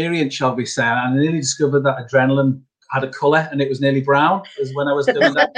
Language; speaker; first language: English; native; English